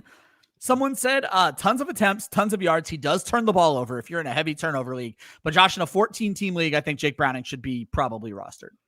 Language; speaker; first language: English; native; English